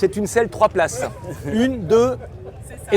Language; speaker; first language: French; native; French